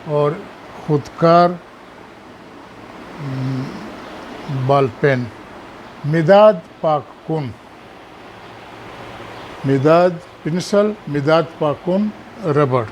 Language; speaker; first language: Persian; non-native, fluent; Urdu